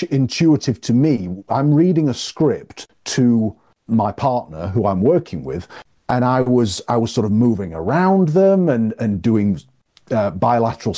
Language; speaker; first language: English; native; English